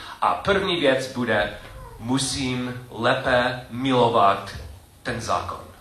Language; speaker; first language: Czech; non-native, learner; English